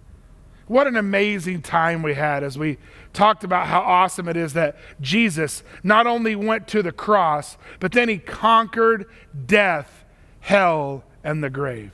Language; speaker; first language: English; native; English